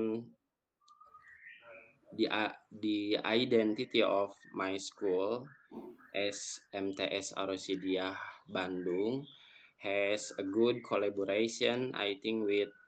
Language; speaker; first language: English; non-native, fluent; Indonesian